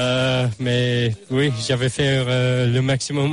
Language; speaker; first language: French; non-native, learner; English